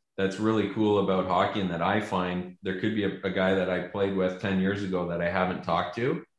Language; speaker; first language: English; native; English